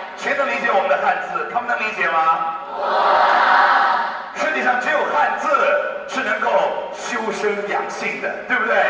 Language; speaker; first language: Chinese; native; Chinese